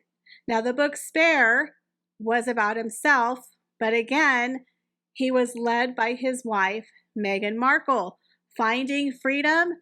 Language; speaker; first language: English; native; English